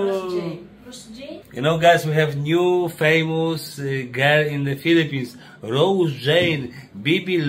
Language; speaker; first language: English; non-native, learner; Polish